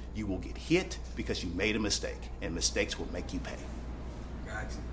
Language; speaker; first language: English; native; English